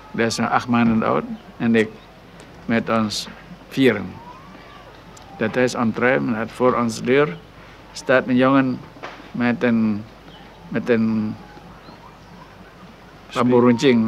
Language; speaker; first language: Dutch; non-native, local second language; Minangkabau